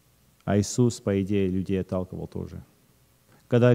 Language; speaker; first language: Russian; early bilingual, heritage; Russian